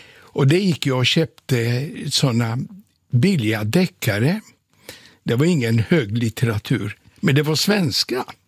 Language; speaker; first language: Swedish; non-native, fluent; Polish